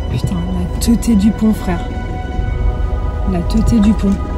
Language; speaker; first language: French; native; French